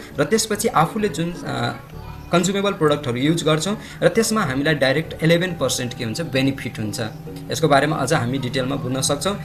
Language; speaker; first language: Nepali; non-native, local second language; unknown